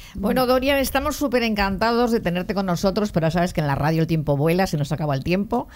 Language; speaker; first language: Spanish; native; Spanish